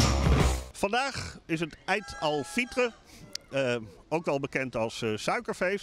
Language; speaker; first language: Dutch; native; Dutch